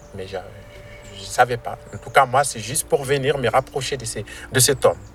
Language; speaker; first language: French; non-native, local second language; Tamasheq